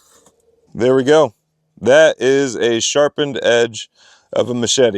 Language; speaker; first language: English; native; English